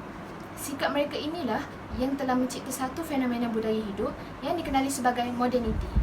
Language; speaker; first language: Malay; native; Malay